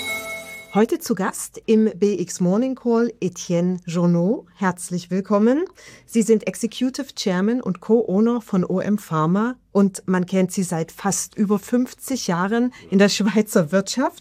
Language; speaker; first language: German; native; German